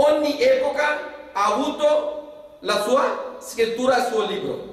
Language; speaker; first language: Italian; non-native, fluent; Urdu